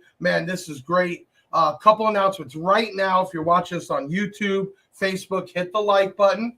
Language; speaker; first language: English; native; English